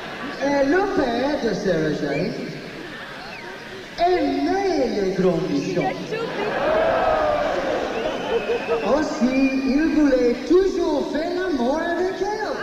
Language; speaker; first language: French; non-native, learner; English